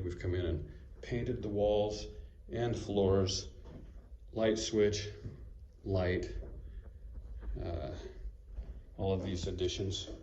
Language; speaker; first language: English; native; English